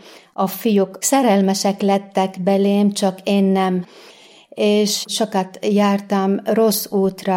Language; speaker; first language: Hungarian; non-native, learner; Arabic